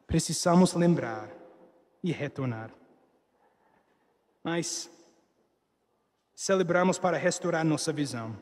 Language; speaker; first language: Portuguese; non-native, fluent; English